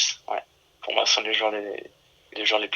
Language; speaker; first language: French; early bilingual, other home language; Portuguese